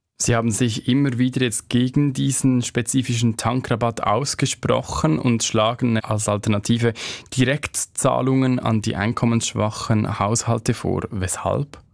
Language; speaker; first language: German; native; German